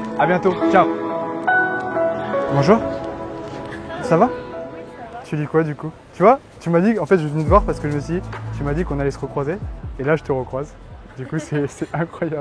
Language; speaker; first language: French; native; French